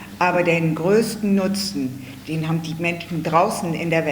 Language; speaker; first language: German; native; German